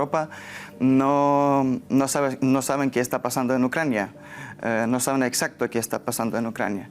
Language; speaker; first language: Spanish; non-native, learner; Ukrainian